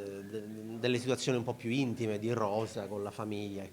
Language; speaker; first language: Italian; native; Italian